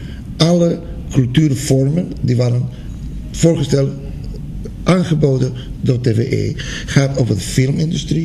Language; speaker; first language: Dutch; non-native, fluent; Spanish